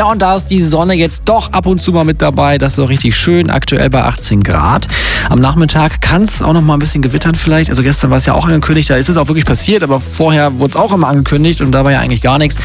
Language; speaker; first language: German; native; German